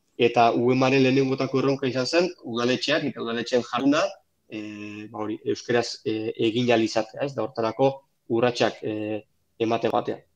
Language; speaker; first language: Basque; native; Basque